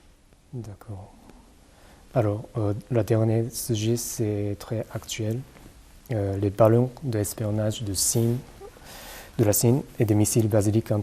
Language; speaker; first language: French; non-native, fluent; Japanese